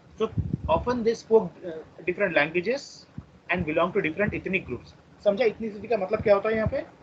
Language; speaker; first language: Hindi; non-native, local second language; Marathi